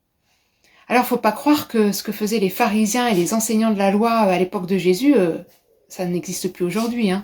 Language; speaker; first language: French; native; French